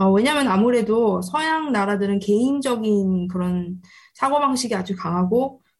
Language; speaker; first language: Korean; early bilingual, heritage; Korean